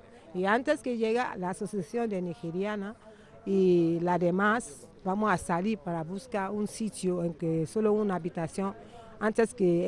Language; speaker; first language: Spanish; non-native, learner; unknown